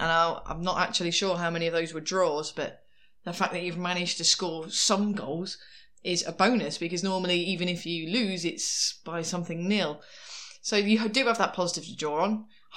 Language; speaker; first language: English; native; English